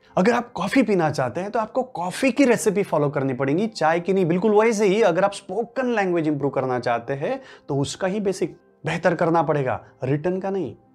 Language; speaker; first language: Hindi; non-native, local second language; Marathi